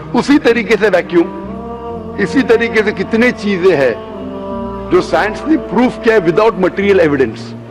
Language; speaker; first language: Hindi; non-native, local second language; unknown